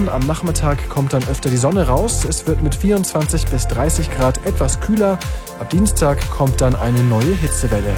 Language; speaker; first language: German; native; German